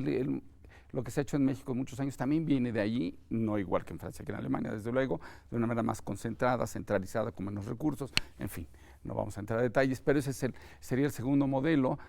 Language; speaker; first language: Spanish; native; Spanish